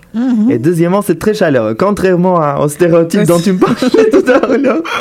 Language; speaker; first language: French; non-native, fluent; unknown